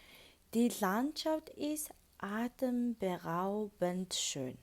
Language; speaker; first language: German; non-native, fluent; Mongolian